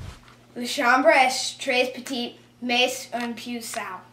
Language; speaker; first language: French; non-native, learner; English